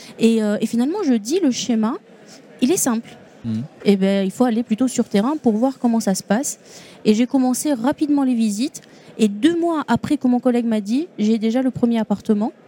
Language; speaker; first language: French; non-native, local second language; Arabic